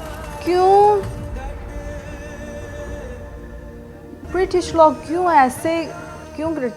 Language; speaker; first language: Hindi; non-native, fluent; Chinese